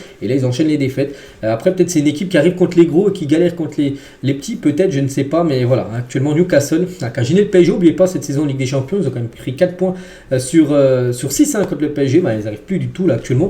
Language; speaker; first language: French; native; French